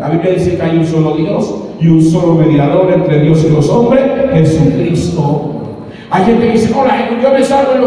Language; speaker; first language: Spanish; native; Spanish